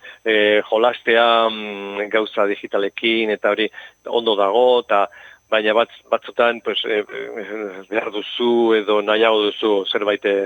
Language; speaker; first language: Basque; non-native, local second language; Spanish